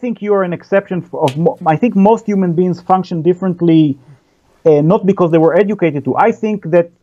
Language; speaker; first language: English; non-native, fluent; Hebrew